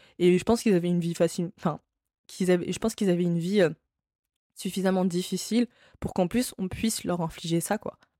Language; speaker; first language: French; native; French